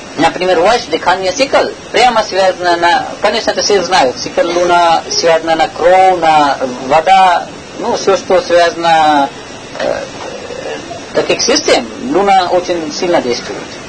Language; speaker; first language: Russian; non-native, learner; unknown